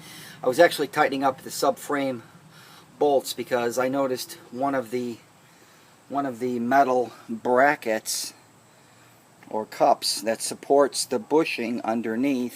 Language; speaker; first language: English; native; English